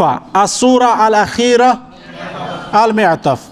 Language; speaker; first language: Arabic; non-native, fluent; Urdu